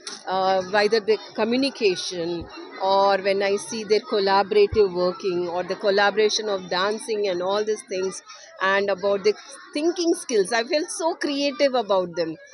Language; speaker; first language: English; non-native, local second language; Telugu